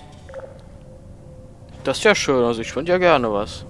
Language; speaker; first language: German; native; German